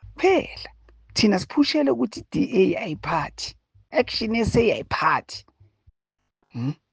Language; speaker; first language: Zulu; native; Zulu